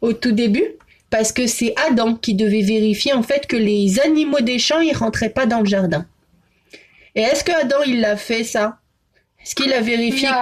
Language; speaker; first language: French; native; French